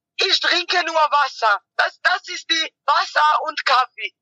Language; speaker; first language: German; non-native, learner; Georgian